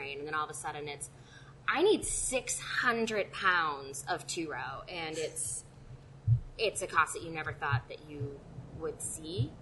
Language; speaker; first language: English; native; English